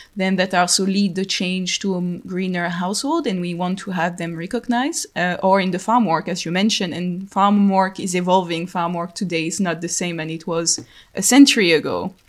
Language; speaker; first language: English; non-native, fluent; French